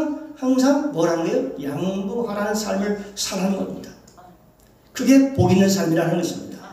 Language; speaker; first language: Korean; native; Korean